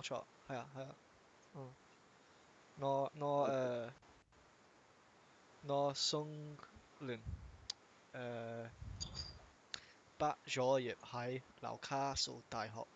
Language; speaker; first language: Cantonese; non-native, learner; English